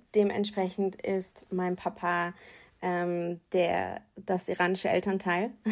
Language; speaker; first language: German; native; German